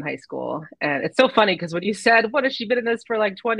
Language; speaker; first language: English; native; English